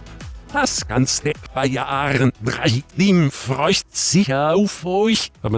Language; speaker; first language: German; native; German